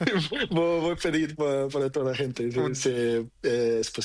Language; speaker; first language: Spanish; non-native, learner; Portuguese